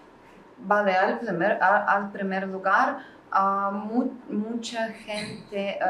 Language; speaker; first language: Spanish; non-native, learner; Russian